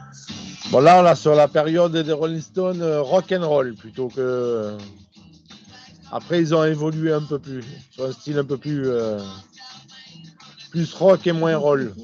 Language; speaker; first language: French; native; French